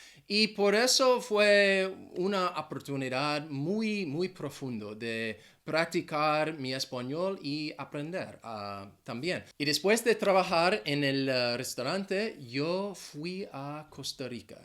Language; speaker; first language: Spanish; non-native, fluent; English